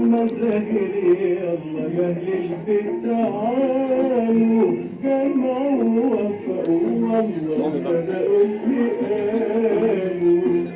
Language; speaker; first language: Arabic; native; Arabic